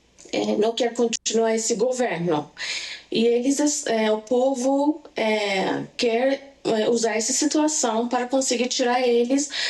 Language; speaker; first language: Portuguese; non-native, learner; Persian